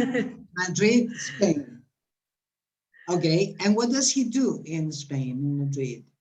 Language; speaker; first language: English; non-native, fluent; Spanish